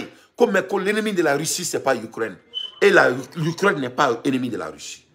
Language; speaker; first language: French; non-native, local second language; Bambara